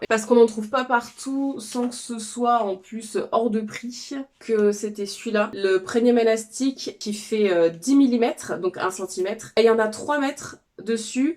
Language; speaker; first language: French; native; French